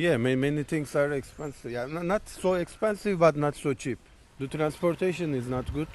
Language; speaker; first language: English; non-native, learner; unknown